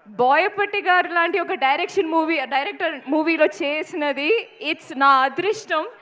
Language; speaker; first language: Telugu; non-native, fluent; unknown